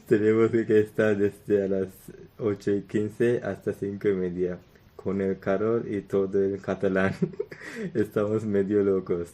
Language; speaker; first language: Spanish; non-native, learner; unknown